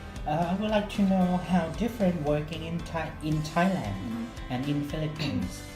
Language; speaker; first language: English; non-native, fluent; Thai